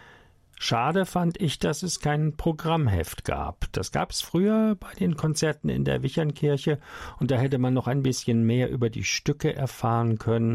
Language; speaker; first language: German; native; German